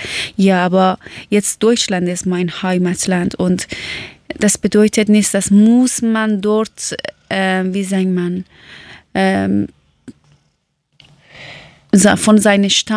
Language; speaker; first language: German; non-native, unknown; Persian